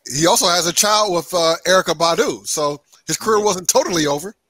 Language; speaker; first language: English; native; English